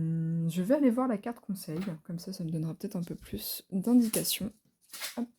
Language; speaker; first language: French; native; French